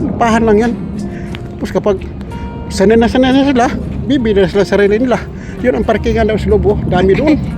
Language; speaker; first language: Filipino; non-native, local second language; Cebuano